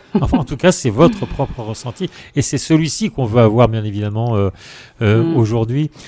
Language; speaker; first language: French; native; French